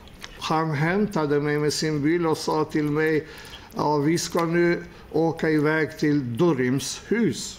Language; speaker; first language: Swedish; non-native, fluent; Albanian